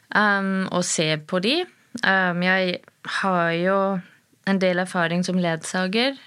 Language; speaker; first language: Norwegian; non-native, fluent; German